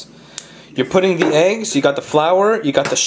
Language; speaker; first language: English; early bilingual, other home language; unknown